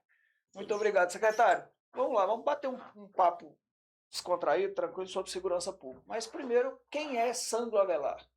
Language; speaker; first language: Portuguese; native; Portuguese